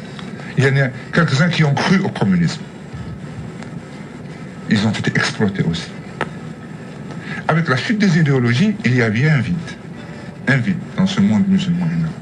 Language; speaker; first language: French; non-native, local second language; Arabic